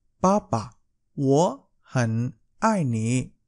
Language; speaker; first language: Chinese; non-native, fluent; Vietnamese